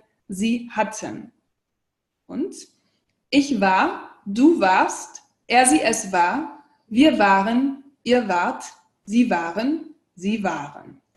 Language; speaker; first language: German; non-native, fluent; English